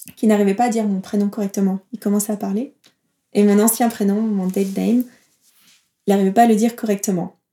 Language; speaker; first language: French; native; French